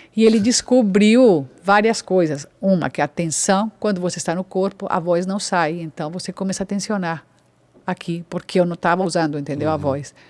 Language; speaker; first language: Portuguese; non-native, fluent; Spanish